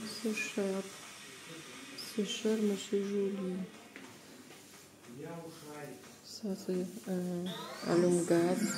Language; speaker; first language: French; non-native, fluent; Russian